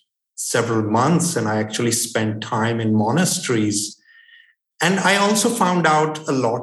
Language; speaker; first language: English; non-native, local second language; Hindi